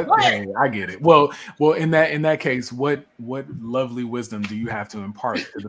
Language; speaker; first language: English; native; English